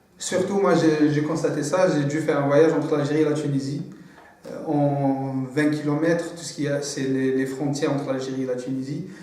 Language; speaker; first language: French; non-native, local second language; Arabic